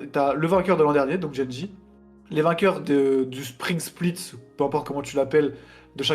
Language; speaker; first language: French; native; French